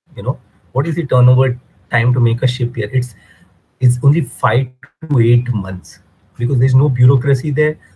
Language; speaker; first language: English; non-native, local second language; Hindi